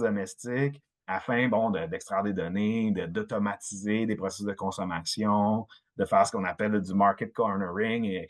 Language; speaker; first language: French; native; French